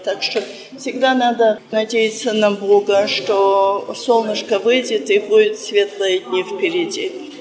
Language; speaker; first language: Russian; early bilingual, heritage; Russian